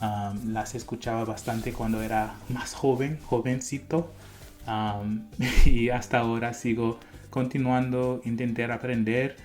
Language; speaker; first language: Spanish; non-native, fluent; English